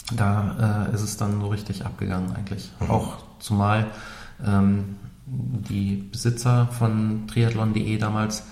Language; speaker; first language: German; native; German